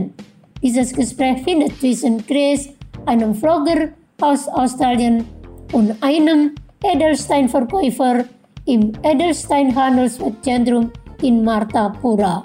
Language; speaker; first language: German; non-native, fluent; Indonesian